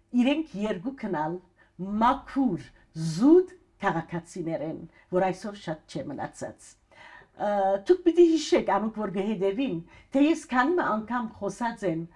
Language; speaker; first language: Armenian; early bilingual, heritage; Armenian